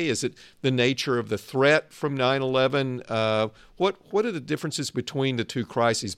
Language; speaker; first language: English; native; English